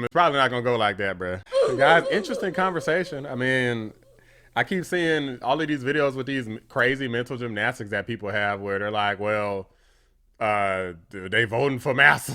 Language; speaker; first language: English; native; English